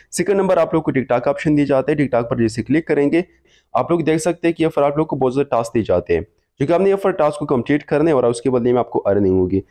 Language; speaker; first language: Urdu; non-native, local second language; Pashto